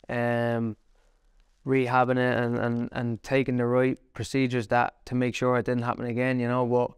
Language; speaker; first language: English; native; English